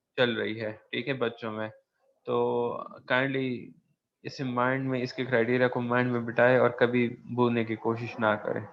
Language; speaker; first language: Urdu; non-native, local second language; Pashto